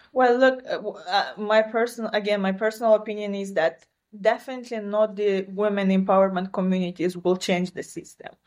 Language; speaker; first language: English; non-native, fluent; Romanian